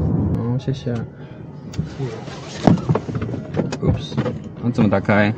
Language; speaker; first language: Chinese; non-native, fluent; Polish